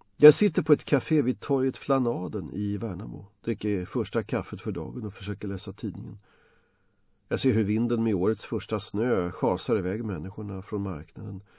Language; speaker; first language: Swedish; non-native, fluent; Bosnian